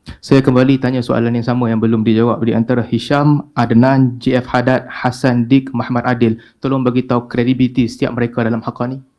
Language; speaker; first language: Malay; native; Malay